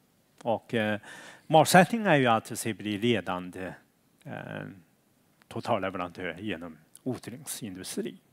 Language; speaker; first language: Swedish; non-native, fluent; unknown